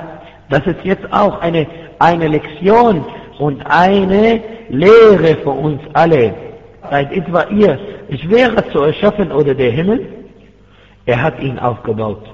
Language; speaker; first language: German; non-native, fluent; Arabic